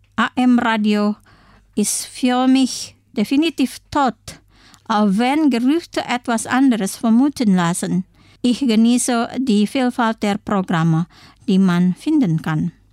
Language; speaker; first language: German; non-native, fluent; Indonesian